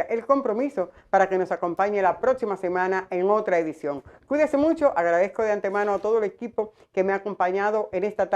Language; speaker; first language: Spanish; native; Spanish